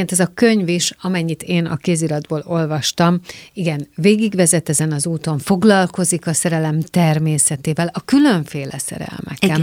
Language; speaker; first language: Hungarian; native; Hungarian